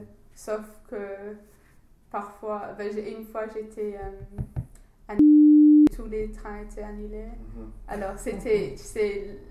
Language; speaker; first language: French; non-native, learner; English